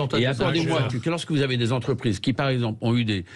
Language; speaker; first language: French; native; French